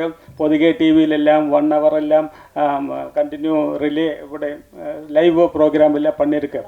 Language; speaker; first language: Tamil; non-native, learner; Malayalam